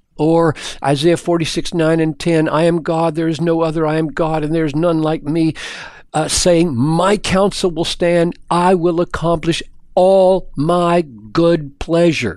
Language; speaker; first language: English; native; English